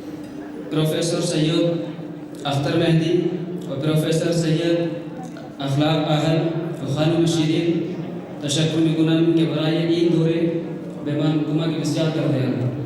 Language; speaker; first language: Persian; non-native, learner; Hindi